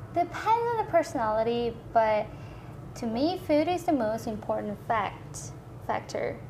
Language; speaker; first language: English; non-native, fluent; Korean